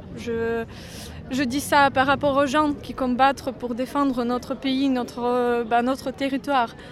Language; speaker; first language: French; non-native, fluent; Ukrainian